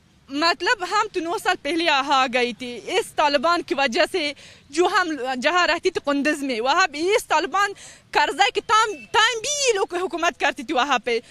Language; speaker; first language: Hindi; non-native, learner; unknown